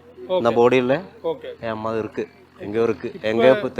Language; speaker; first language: Tamil; non-native, local second language; Malayalam